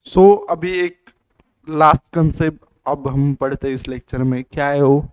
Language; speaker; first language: Hindi; non-native, local second language; Marathi